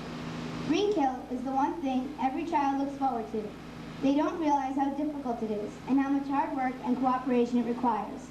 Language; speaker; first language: English; native; English